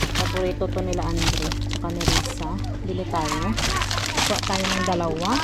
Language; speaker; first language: Filipino; non-native, local second language; Cebuano